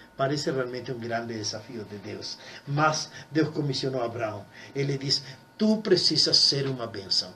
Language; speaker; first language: Portuguese; non-native, fluent; Spanish